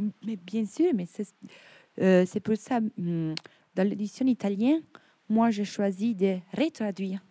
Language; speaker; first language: French; non-native, fluent; Italian